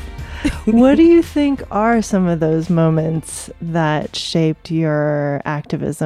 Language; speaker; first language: English; early bilingual, other home language; Chinese